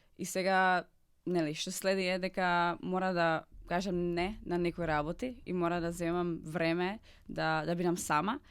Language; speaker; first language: Macedonian; non-native, fluent; Czech